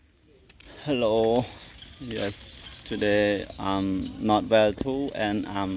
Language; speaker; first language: English; non-native, learner; Vietnamese